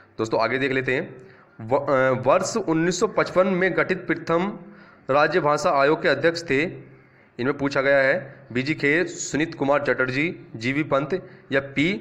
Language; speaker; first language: Hindi; native; Hindi